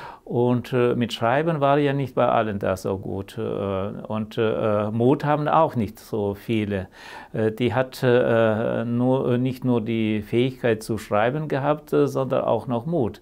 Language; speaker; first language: German; early bilingual, heritage; German